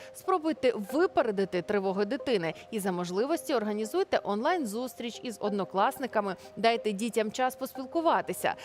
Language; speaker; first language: Ukrainian; native; Ukrainian